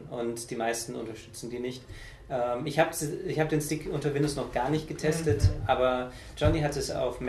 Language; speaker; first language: German; native; German